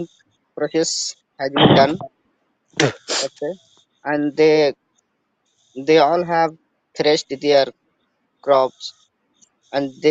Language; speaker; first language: English; non-native, learner; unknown